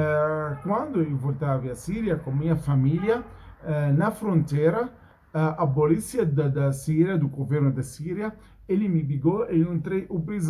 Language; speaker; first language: Portuguese; non-native, learner; Arabic